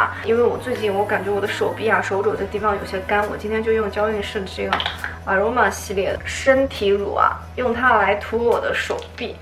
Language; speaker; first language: Chinese; native; Chinese